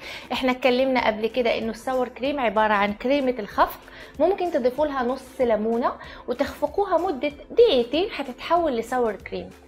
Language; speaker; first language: Arabic; native; Arabic